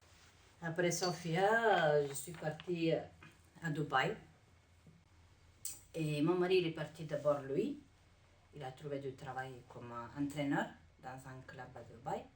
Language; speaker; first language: French; non-native, fluent; Bulgarian